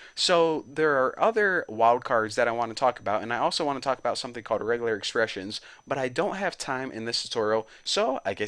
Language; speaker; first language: English; native; English